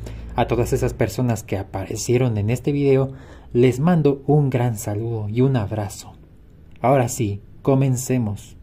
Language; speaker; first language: Spanish; native; Spanish